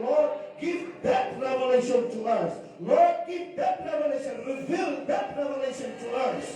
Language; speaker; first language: English; non-native, local second language; Tamil